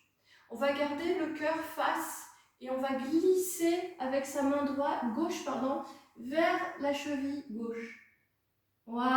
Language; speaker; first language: French; native; French